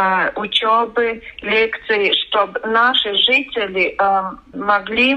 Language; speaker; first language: Russian; non-native, local second language; Latvian